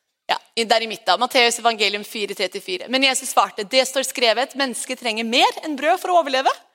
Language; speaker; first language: Norwegian; native; Norwegian